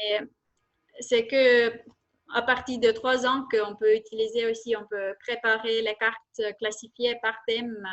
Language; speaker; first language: French; non-native, fluent; Estonian